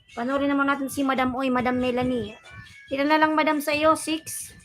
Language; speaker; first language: Filipino; non-native, local second language; Bikol